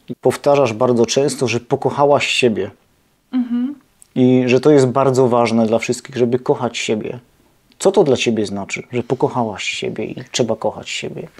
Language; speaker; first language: Polish; native; Polish